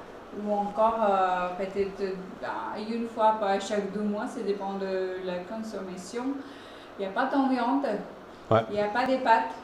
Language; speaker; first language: French; non-native, fluent; Hindi